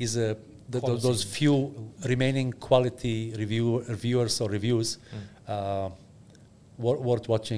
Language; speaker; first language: English; non-native, fluent; Bosnian